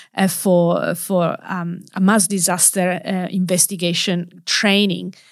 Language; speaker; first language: English; non-native, fluent; Italian